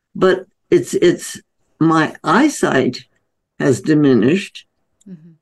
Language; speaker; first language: English; native; English